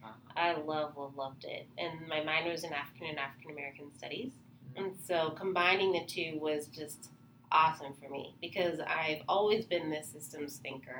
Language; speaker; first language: English; native; English